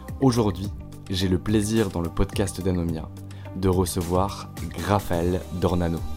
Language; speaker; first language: French; native; French